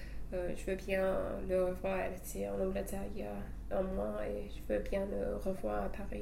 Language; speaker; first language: French; non-native, fluent; English